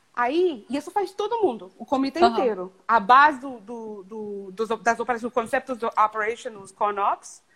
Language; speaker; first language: Portuguese; non-native, fluent; English